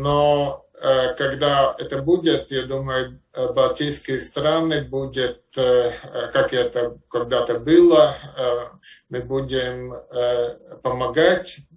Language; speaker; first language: Russian; non-native, fluent; Latvian